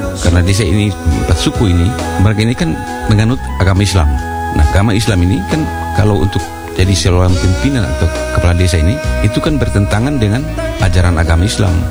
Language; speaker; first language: Indonesian; native; Indonesian